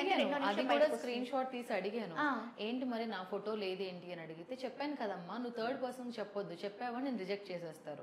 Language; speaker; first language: Telugu; native; Telugu